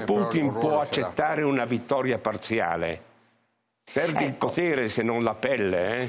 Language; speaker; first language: Italian; native; Italian